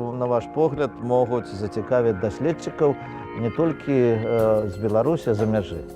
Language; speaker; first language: Belarusian; native; Belarusian